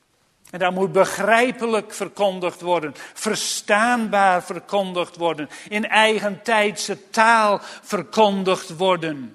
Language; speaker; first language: Dutch; native; Dutch